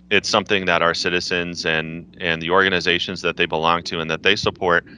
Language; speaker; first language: English; native; English